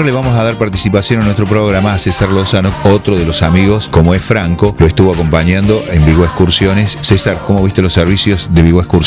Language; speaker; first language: Spanish; native; Spanish